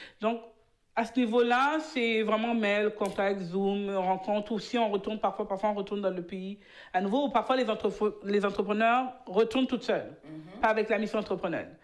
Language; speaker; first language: French; early bilingual, other home language; Haitian Creole